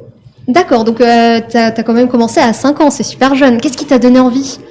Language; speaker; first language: French; native; French